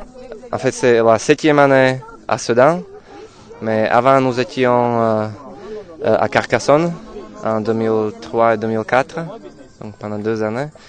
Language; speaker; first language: French; non-native, fluent; Slovak